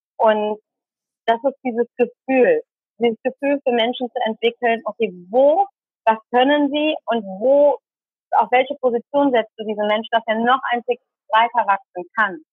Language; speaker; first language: German; early bilingual, other home language; Tamil